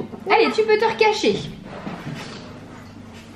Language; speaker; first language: French; native; French